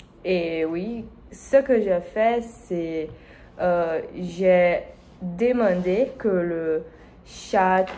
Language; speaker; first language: French; non-native, learner; Spanish